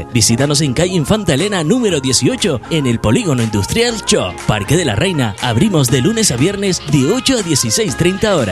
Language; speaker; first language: Spanish; native; Spanish